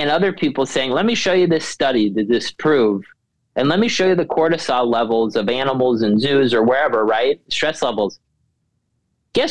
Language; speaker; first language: English; native; English